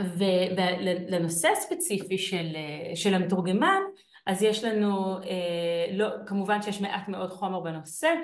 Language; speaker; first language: Hebrew; native; Hebrew